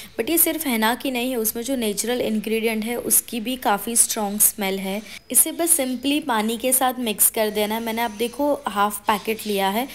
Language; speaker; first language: Hindi; non-native, local second language; Gujarati